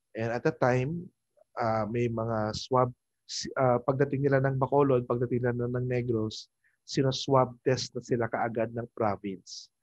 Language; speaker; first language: Filipino; non-native, local second language; Hiligaynon